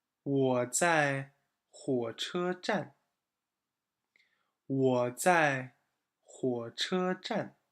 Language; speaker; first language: Chinese; non-native, fluent; English